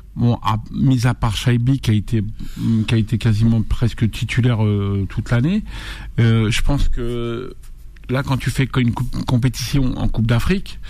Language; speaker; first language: French; native; French